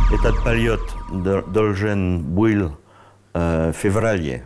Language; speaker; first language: Russian; non-native, fluent; French